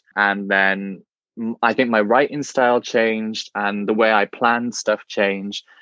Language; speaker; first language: English; native; English